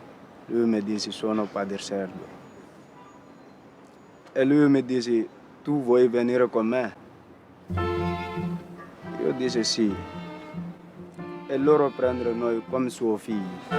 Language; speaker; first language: Italian; non-native, learner; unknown